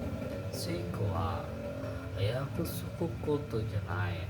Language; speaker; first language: Japanese; non-native, learner; Indonesian